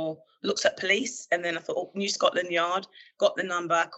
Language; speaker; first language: English; native; English